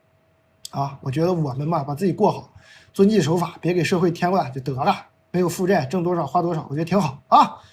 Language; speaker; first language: Chinese; native; Chinese